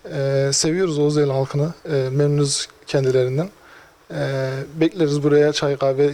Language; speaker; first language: Turkish; native; Turkish